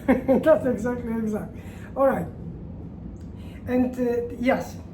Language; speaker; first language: English; non-native, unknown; Polish